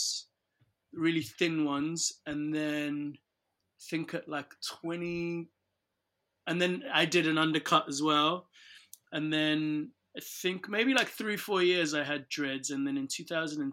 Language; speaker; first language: English; non-native, local second language; Yoruba